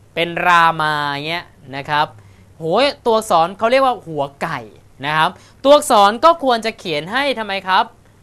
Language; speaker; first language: Thai; native; Thai